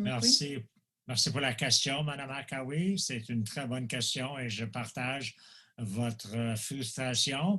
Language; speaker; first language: French; non-native, local second language; English